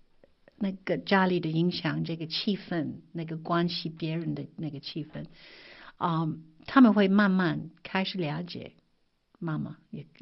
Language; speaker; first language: Chinese; non-native, fluent; English